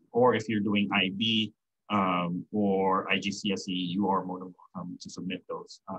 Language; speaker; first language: English; non-native, local second language; Filipino